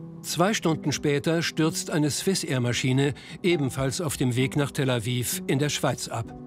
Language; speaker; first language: German; native; German